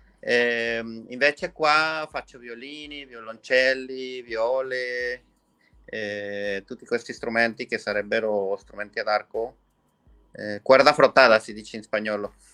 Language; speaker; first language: Italian; non-native, fluent; Spanish